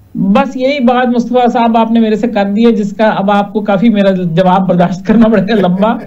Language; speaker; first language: Urdu; non-native, local second language; Punjabi